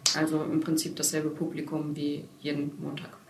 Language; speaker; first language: German; native; German